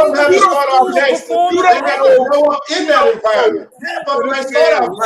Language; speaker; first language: English; native; English